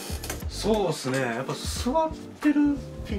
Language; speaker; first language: Japanese; native; Japanese